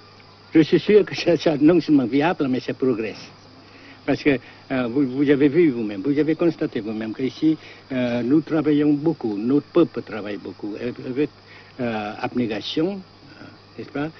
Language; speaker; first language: French; non-native, fluent; Vietnamese